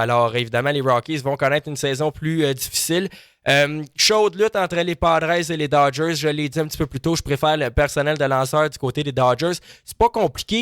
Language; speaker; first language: French; native; French